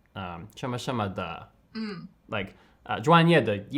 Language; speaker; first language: Chinese; non-native, learner; English